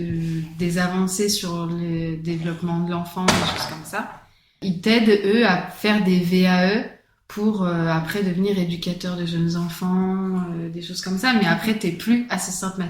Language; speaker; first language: French; native; French